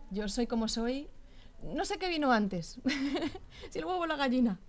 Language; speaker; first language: Spanish; native; Spanish